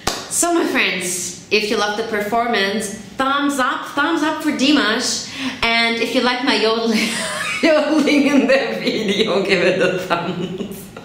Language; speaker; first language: English; non-native, fluent; German